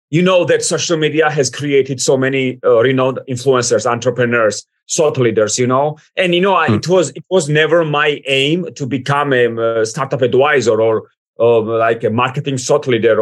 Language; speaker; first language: English; non-native, fluent; Georgian